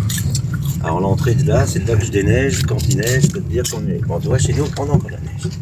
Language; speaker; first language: French; native; French